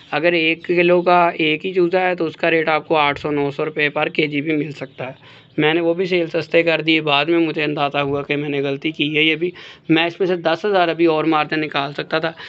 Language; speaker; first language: Urdu; native; Urdu